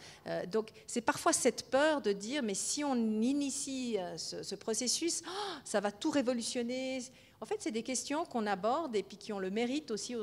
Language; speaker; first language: French; native; French